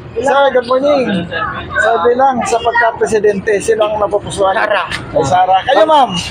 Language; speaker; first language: Filipino; native; Filipino